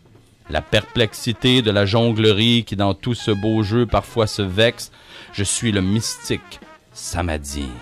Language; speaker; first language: French; native; French